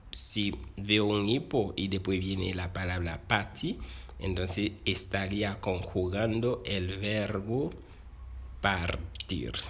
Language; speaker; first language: Spanish; non-native, fluent; Haitian Creole